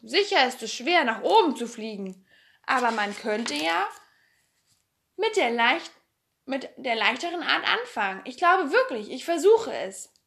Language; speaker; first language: German; native; German